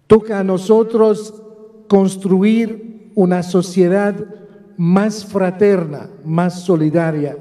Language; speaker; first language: Spanish; non-native, fluent; Maltese